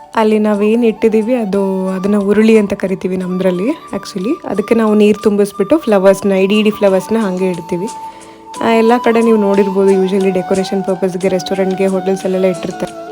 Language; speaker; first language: Kannada; non-native, local second language; Malayalam